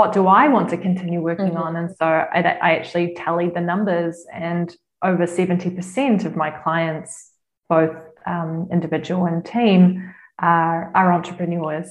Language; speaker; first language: English; native; English